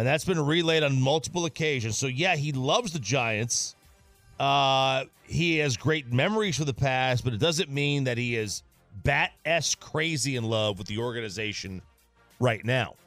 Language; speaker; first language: English; native; English